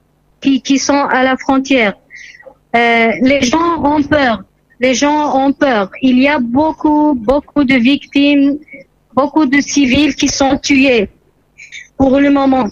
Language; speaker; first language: French; non-native, fluent; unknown